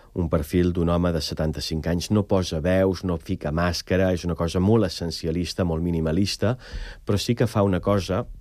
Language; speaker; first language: Catalan; native; Catalan